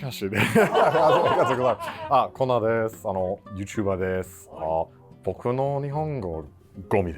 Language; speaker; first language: Japanese; non-native, learner; English